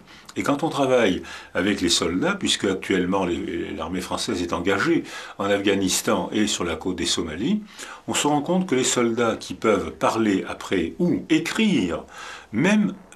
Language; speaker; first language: French; native; French